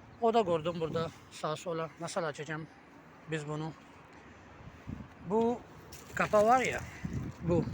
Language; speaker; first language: Turkish; non-native, learner; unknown